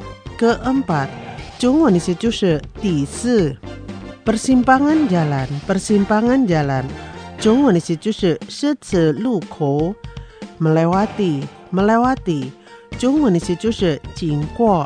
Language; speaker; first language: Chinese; non-native, fluent; Indonesian